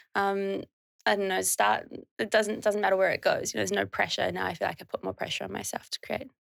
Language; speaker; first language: English; native; English